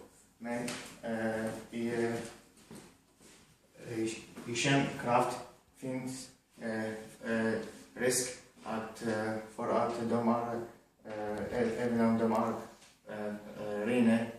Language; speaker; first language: Swedish; non-native, learner; Arabic